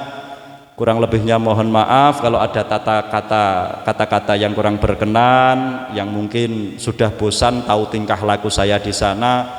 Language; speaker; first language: Indonesian; non-native, local second language; Javanese